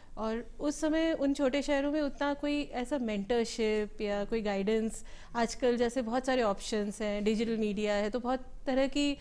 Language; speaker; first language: Hindi; native; Hindi